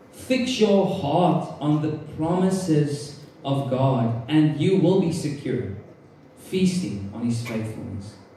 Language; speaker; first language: English; non-native, local second language; Afrikaans